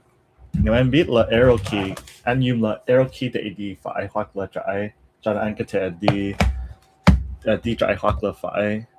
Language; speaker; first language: Vietnamese; non-native, learner; English